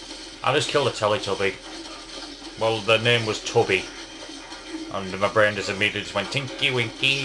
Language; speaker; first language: English; native; English